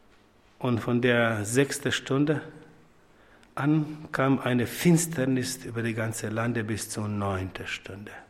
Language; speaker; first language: German; non-native, fluent; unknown